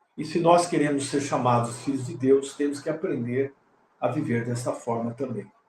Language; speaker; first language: Portuguese; native; Portuguese